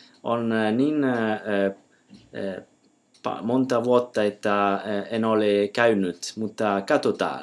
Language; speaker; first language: Finnish; non-native, learner; Italian